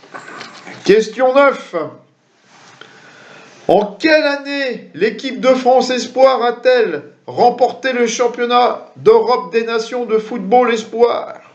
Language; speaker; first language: French; native; French